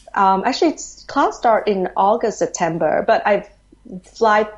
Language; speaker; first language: English; non-native, fluent; Thai